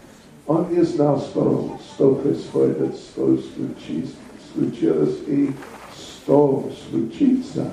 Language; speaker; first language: Russian; non-native, learner; English